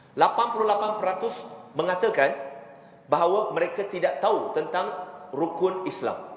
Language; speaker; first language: Malay; non-native, local second language; Chinese